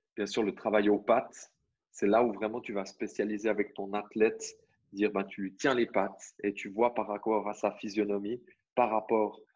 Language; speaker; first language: French; native; French